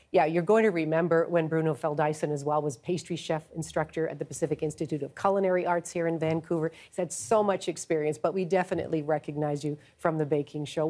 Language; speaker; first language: English; native; English